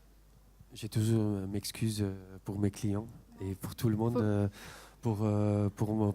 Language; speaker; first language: French; non-native, fluent; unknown